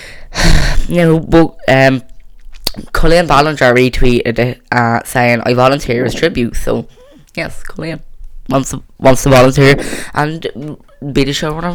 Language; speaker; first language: English; native; English